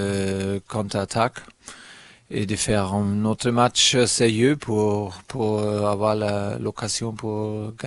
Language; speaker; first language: French; non-native, fluent; German